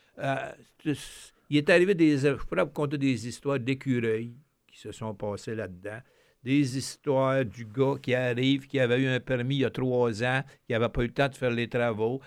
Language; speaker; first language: French; native; French